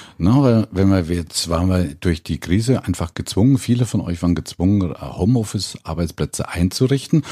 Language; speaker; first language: German; native; German